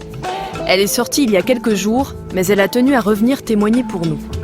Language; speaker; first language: French; native; French